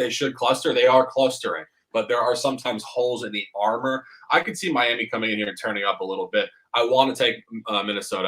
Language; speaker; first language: English; native; English